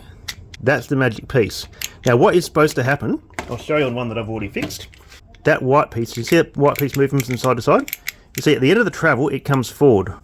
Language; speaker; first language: English; native; English